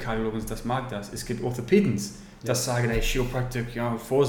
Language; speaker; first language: German; non-native, learner; English